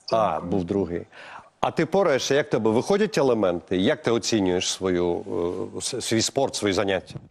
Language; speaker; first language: Ukrainian; native; Ukrainian